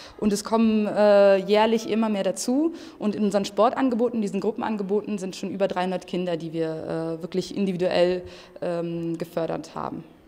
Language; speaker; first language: German; native; German